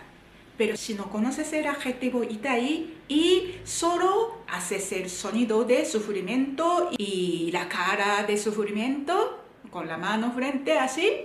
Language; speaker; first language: Spanish; non-native, fluent; Japanese